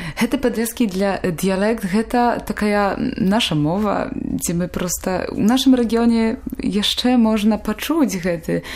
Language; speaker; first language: Belarusian; non-native, local second language; Polish